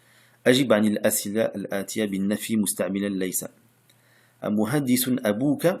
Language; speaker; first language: Arabic; non-native, fluent; French